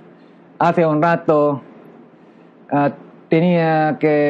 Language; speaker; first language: Spanish; non-native, local second language; Filipino